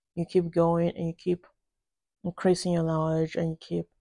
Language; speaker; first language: English; non-native, local second language; Yoruba